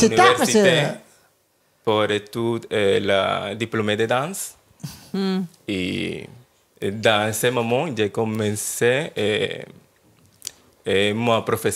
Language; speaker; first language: French; non-native, learner; Spanish